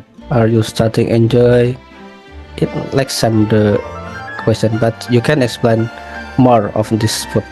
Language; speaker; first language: English; non-native, learner; Indonesian